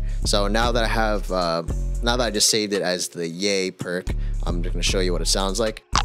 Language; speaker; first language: English; native; English